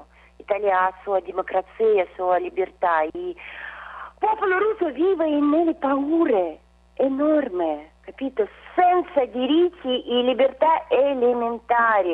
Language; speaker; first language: Italian; non-native, fluent; Russian